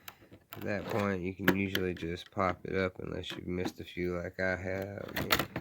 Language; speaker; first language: English; native; English